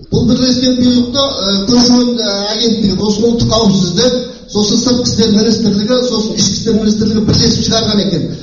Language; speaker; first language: Kazakh; early bilingual, heritage; Kazakh